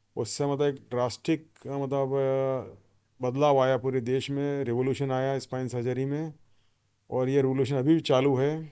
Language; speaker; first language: Hindi; native; Hindi